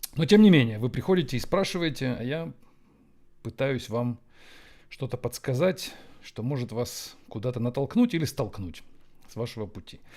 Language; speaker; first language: Russian; native; Russian